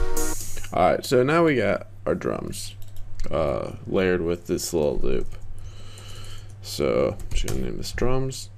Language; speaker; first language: English; native; English